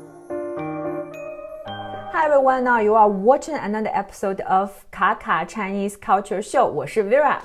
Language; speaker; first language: English; non-native, fluent; Chinese